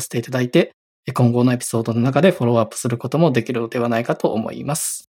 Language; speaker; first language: Japanese; native; Japanese